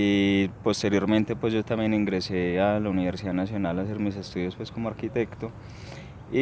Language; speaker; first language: Spanish; native; Spanish